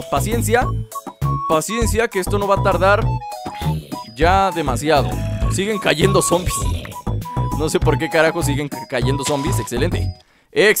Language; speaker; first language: Spanish; native; Spanish